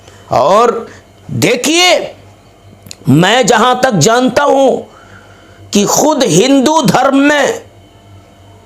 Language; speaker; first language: Urdu; native; Urdu